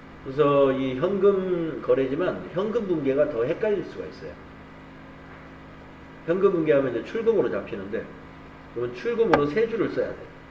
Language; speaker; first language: Korean; native; Korean